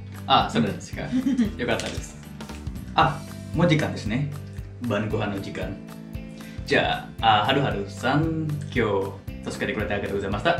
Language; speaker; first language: Japanese; non-native, fluent; Indonesian